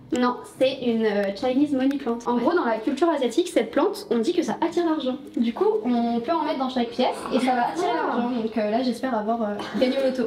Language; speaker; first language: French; early bilingual, other home language; Vietnamese